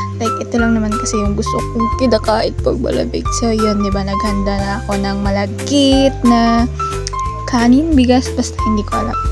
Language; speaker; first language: Filipino; non-native, local second language; Iloko